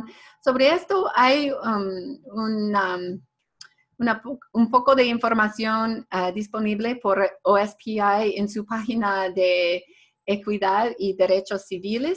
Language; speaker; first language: Spanish; non-native, fluent; English